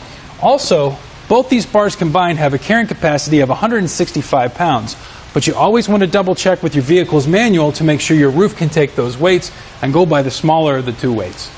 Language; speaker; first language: English; native; English